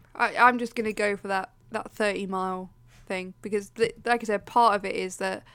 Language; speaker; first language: English; native; English